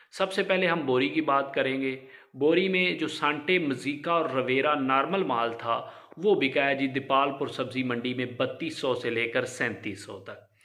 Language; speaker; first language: Urdu; non-native, local second language; Punjabi